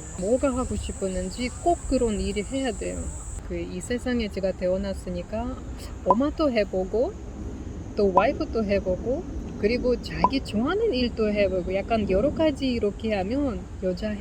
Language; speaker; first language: Korean; non-native, learner; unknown